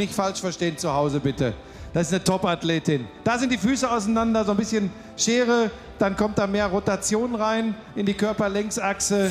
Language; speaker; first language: German; native; German